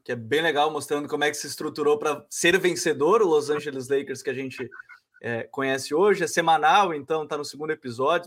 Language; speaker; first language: Portuguese; native; Portuguese